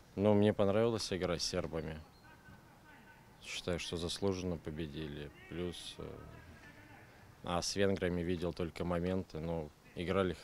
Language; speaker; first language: Russian; native; Russian